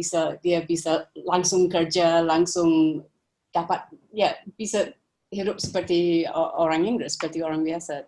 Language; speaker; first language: Indonesian; non-native, fluent; English